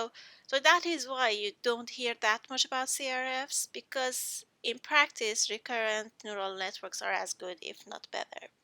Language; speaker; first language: English; non-native, fluent; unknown